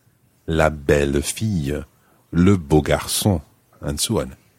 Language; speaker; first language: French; non-native, fluent; English